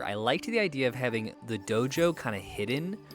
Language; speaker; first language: English; native; English